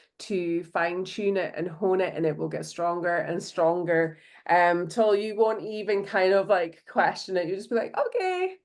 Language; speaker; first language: English; native; English